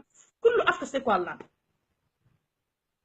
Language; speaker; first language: Arabic; non-native, learner; Somali